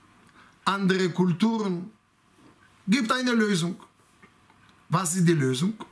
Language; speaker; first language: German; non-native, fluent; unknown